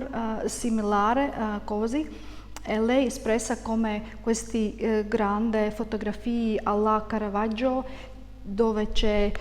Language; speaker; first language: Italian; non-native, learner; Latvian